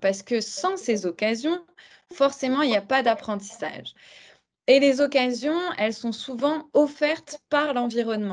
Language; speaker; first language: French; native; French